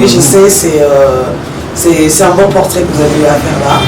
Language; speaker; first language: French; early bilingual, other home language; Lingala